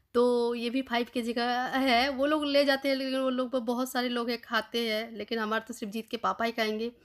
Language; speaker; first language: Hindi; non-native, local second language; Bangla